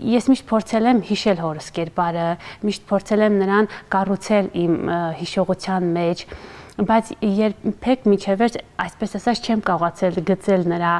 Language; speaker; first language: Armenian; native; Armenian